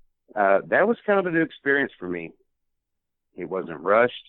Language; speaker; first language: English; native; English